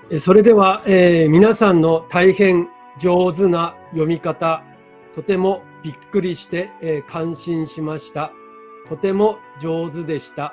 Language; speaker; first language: Japanese; native; Japanese